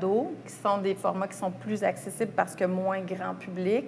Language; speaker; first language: French; native; French